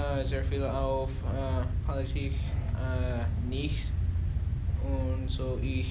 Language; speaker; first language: German; non-native, learner; English